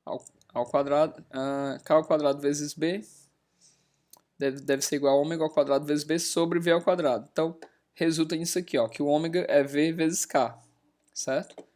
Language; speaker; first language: Portuguese; native; Portuguese